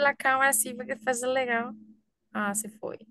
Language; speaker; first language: Portuguese; non-native, learner; Spanish